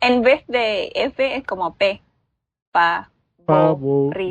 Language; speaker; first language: Spanish; non-native, learner; Filipino